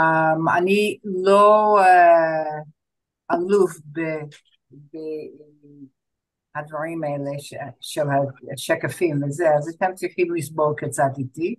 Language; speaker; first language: Hebrew; non-native, fluent; English